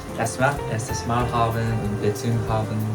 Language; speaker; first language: German; non-native, learner; Japanese